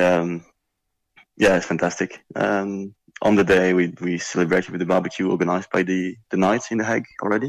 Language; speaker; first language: English; non-native, fluent; French